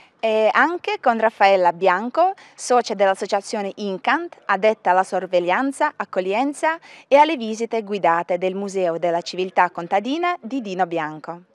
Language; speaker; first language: Italian; native; Italian